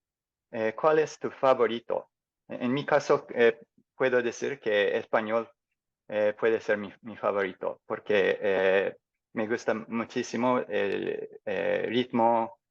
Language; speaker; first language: Spanish; non-native, fluent; English